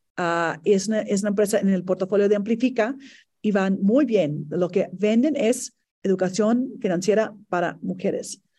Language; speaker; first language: Spanish; non-native, fluent; English